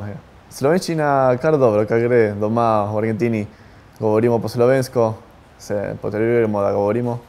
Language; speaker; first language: Slovenian; early bilingual, heritage; Spanish